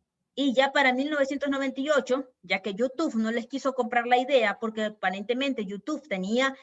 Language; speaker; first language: Spanish; native; Spanish